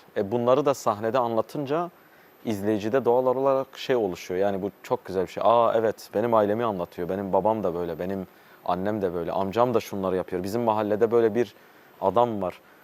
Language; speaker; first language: Turkish; non-native, local second language; Kurdish